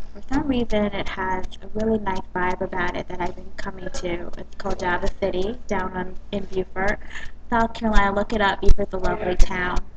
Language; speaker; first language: English; native; English